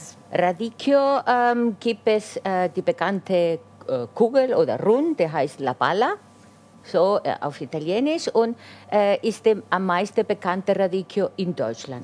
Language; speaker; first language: German; non-native, fluent; Italian